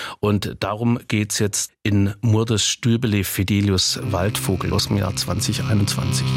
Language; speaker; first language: German; native; German